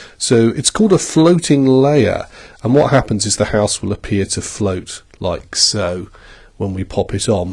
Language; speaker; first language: English; native; English